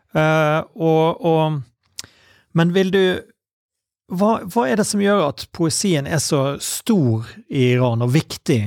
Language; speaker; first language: Norwegian; native; Norwegian